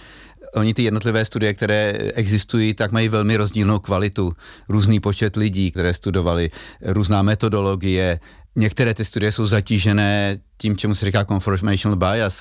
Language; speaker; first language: Czech; native; Czech